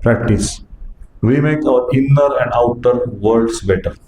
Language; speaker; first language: English; non-native, local second language; Hindi